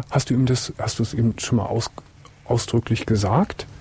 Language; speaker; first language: German; native; German